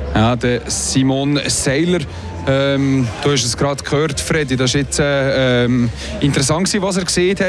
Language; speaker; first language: German; native; German